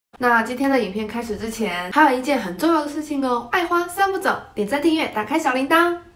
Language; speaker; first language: Chinese; native; Chinese